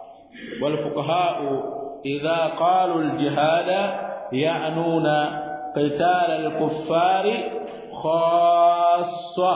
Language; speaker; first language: Arabic; non-native, fluent; Swahili